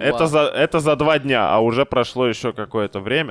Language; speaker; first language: Russian; native; Russian